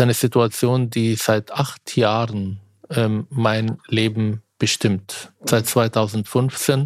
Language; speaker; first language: German; non-native, fluent; Arabic